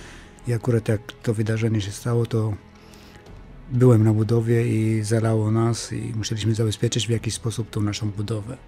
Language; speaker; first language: Polish; non-native, fluent; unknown